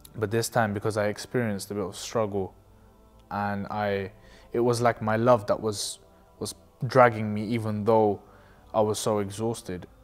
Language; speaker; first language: English; native; English